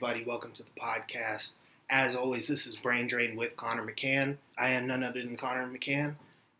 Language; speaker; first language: English; native; English